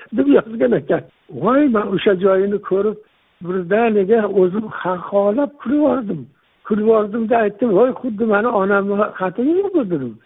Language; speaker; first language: Uzbek; non-native, local second language; Tajik